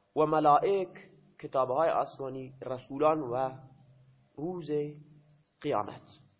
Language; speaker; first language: Persian; non-native, local second language; Baluchi